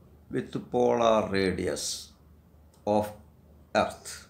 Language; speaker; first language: English; non-native, local second language; Malayalam